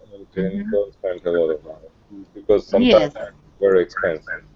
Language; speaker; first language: English; non-native, learner; Russian